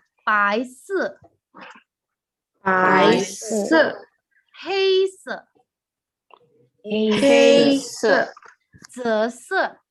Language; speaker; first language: Chinese; non-native, fluent; Indonesian